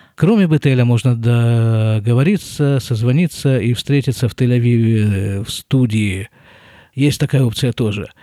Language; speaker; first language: Russian; native; Russian